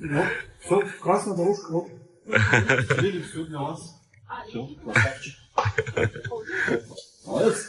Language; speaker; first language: Russian; native; Russian